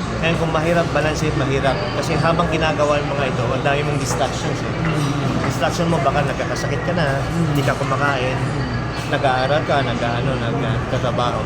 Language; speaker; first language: Filipino; native; Filipino